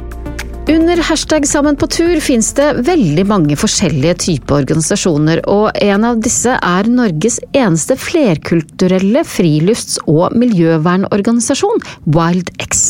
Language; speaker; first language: Norwegian; native; Norwegian